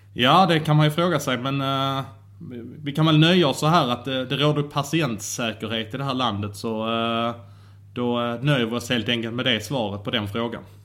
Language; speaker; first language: Swedish; native; Swedish